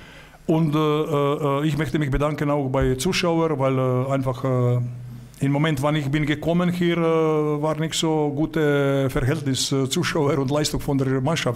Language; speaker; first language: German; non-native, learner; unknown